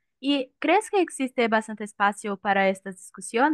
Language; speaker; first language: Spanish; non-native, learner; Portuguese